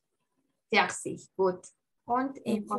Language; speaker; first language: German; non-native, fluent; Spanish